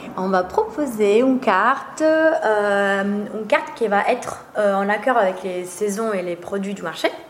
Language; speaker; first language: French; non-native, fluent; Italian